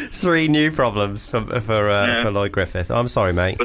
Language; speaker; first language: English; native; English